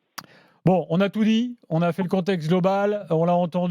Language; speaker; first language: French; native; French